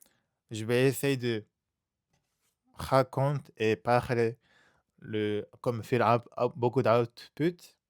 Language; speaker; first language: French; non-native, learner; Japanese